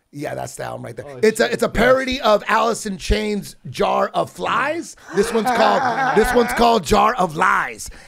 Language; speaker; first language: English; native; English